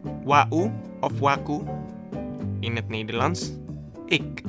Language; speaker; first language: Dutch; non-native, learner; Indonesian